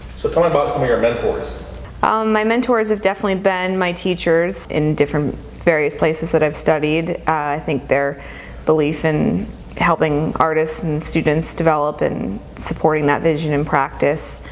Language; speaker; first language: English; native; English